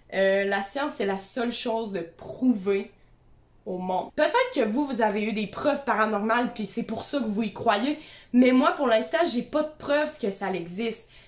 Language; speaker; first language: French; native; French